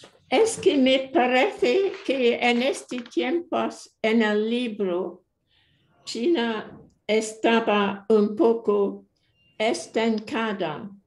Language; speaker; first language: Spanish; non-native, fluent; English